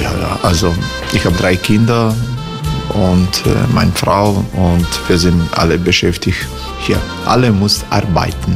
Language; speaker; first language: German; non-native, fluent; Croatian